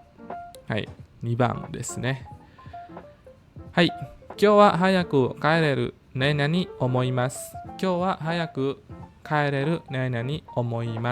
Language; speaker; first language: Japanese; non-native, fluent; Indonesian